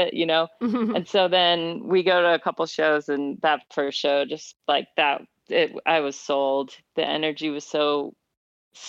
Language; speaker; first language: English; native; English